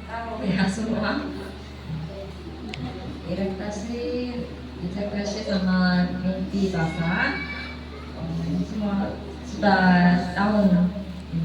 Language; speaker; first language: Indonesian; non-native, learner; Korean